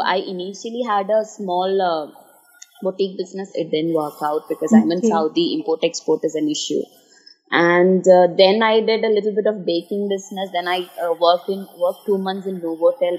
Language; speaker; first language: English; non-native, local second language; Malayalam